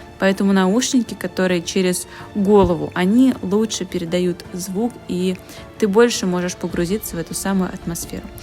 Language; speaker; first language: Russian; native; Russian